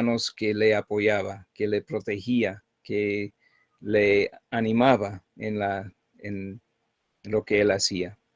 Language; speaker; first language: Spanish; non-native, fluent; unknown